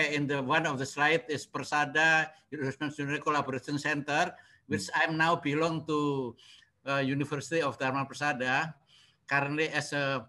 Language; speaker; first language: English; non-native, learner; Indonesian